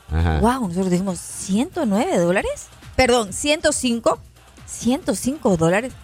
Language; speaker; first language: Spanish; native; Spanish